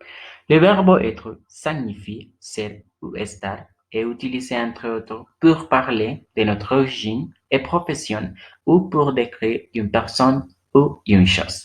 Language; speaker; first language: French; non-native, learner; Spanish